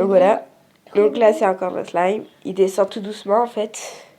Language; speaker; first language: French; native; French